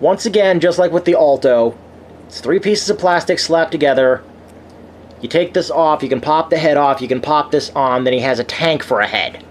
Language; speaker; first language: English; native; English